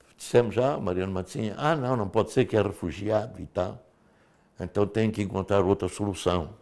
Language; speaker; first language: Portuguese; native; Portuguese